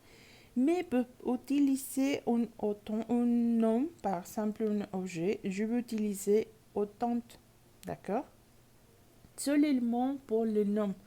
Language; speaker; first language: French; non-native, learner; Spanish